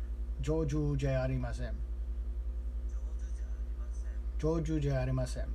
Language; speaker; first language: Japanese; non-native, learner; English